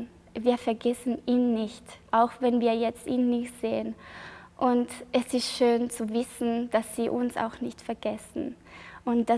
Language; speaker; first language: German; non-native, fluent; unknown